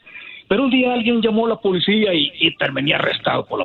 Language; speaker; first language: Spanish; native; Spanish